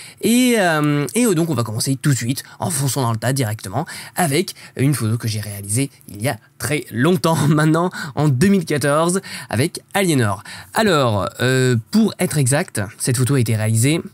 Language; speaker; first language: French; native; French